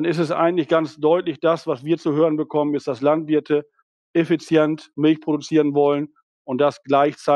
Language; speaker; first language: German; native; German